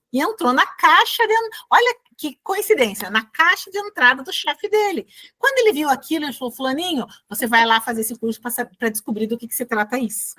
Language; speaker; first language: Portuguese; native; Portuguese